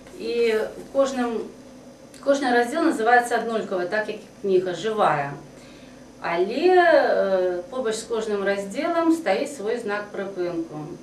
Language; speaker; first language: Belarusian; non-native, local second language; Russian